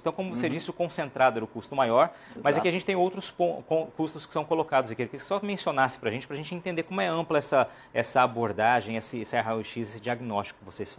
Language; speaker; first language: Portuguese; native; Portuguese